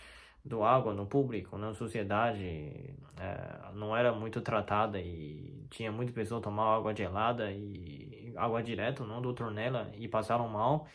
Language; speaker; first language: Portuguese; non-native, learner; Chinese